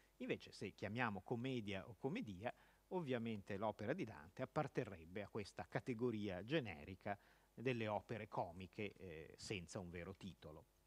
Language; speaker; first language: Italian; native; Italian